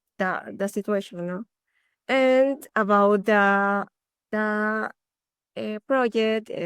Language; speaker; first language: English; non-native, learner; Spanish